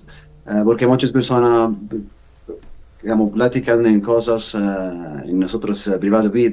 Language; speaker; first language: Spanish; non-native, learner; Arabic